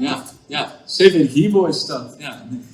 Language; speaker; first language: Dutch; native; Dutch